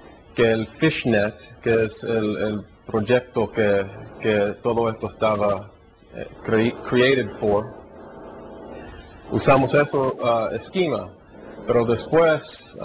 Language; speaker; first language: Spanish; early bilingual, heritage; Spanish